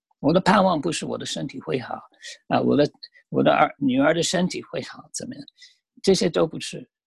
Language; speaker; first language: Chinese; non-native, fluent; English